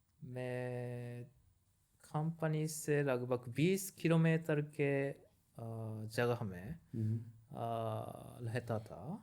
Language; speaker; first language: Hindi; non-native, learner; Japanese